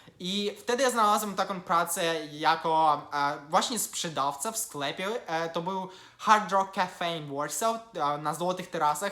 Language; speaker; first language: Polish; non-native, fluent; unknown